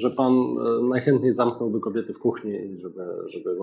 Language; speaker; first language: Polish; native; Polish